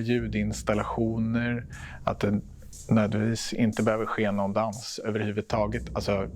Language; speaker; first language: Swedish; native; Swedish